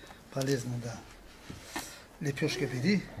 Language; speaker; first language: Russian; non-native, local second language; Tajik